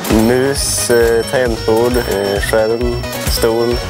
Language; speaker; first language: Swedish; native; Swedish